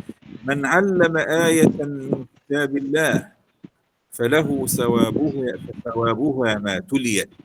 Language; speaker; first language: Arabic; native; Arabic